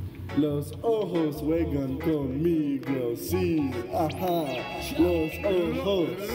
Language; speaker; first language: Spanish; non-native, learner; English